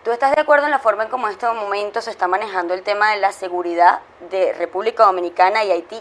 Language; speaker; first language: Spanish; native; Spanish